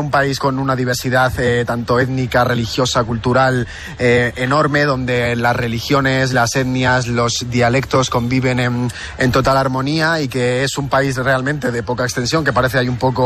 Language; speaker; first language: Spanish; native; Spanish